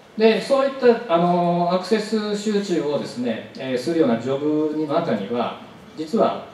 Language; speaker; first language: Japanese; native; Japanese